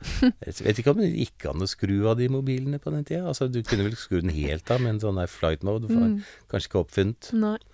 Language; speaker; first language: Norwegian; native; Norwegian